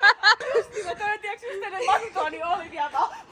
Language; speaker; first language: Finnish; native; Finnish